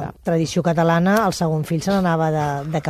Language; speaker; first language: Catalan; native; Catalan